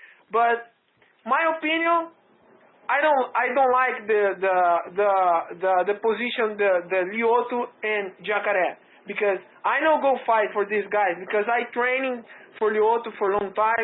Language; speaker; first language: English; non-native, learner; Portuguese